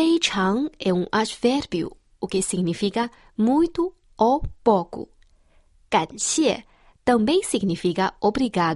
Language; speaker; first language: Portuguese; non-native, fluent; Chinese